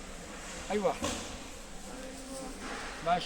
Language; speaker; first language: Arabic; non-native, learner; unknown